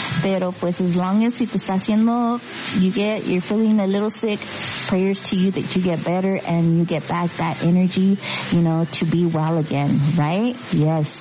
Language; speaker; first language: English; early bilingual, other home language; Spanish